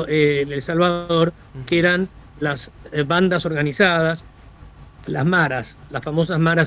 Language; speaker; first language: Spanish; native; Spanish